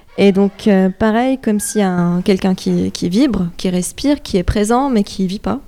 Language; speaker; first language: French; non-native, local second language; Arabic